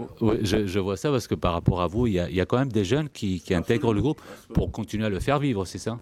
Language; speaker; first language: French; early bilingual, other home language; Spanish